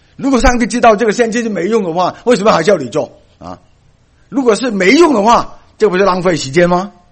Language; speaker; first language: Chinese; non-native, local second language; Cantonese